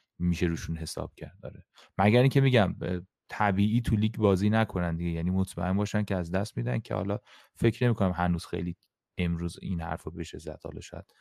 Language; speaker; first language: Persian; native; Persian